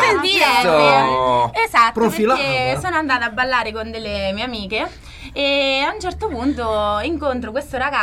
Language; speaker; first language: Italian; native; Italian